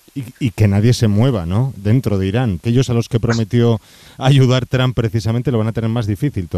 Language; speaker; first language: Spanish; native; Spanish